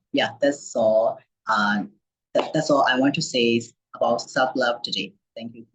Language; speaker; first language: English; non-native, learner; Burmese